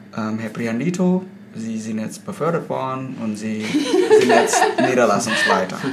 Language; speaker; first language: German; non-native, fluent; Indonesian